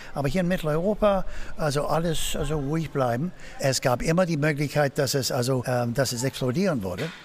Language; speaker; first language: German; non-native, fluent; English